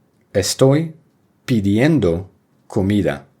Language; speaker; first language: Spanish; non-native, fluent; English